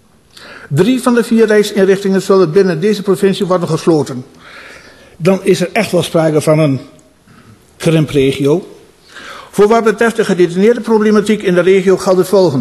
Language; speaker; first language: Dutch; native; Dutch